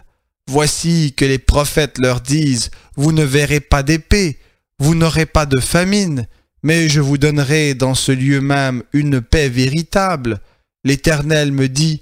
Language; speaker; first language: French; native; French